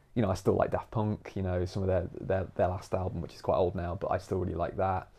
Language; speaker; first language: English; native; English